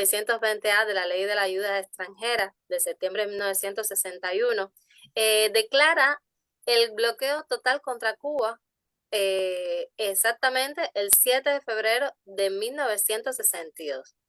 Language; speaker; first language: Spanish; native; Spanish